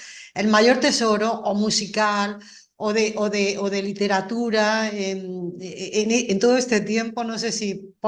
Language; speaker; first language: Spanish; native; Spanish